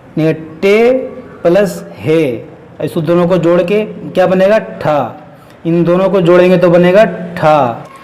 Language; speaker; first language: Hindi; native; Hindi